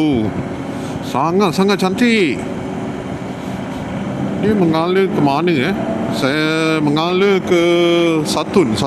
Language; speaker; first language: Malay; non-native, local second language; Tamil